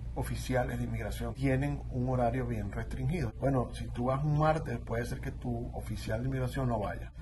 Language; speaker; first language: Spanish; native; Spanish